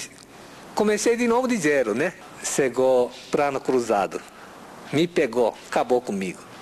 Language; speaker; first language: Portuguese; non-native, learner; Japanese